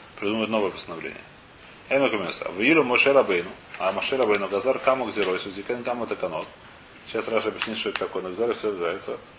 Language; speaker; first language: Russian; early bilingual, heritage; Russian